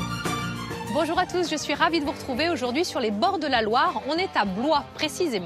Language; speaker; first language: French; native; French